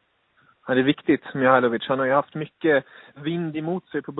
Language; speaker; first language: Swedish; native; Swedish